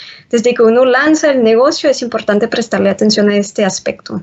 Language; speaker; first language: Spanish; non-native, fluent; French